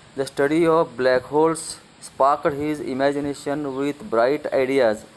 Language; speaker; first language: English; non-native, local second language; Marathi